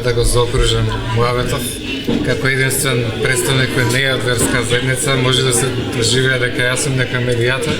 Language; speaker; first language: Macedonian; native; Macedonian